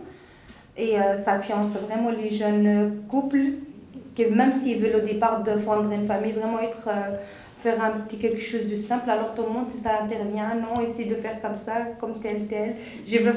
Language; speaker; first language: French; non-native, local second language; Arabic